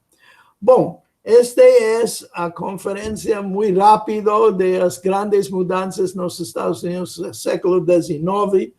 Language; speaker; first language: Spanish; non-native, fluent; English